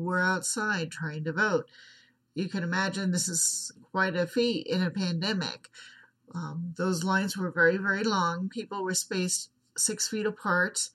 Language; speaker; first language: English; native; English